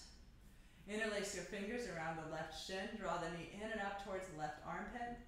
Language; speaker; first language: English; native; English